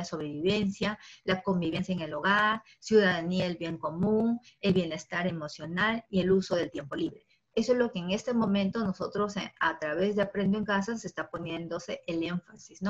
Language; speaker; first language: Spanish; native; Spanish